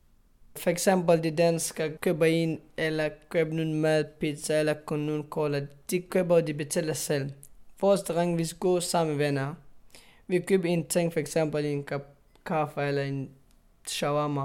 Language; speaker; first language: Danish; non-native, learner; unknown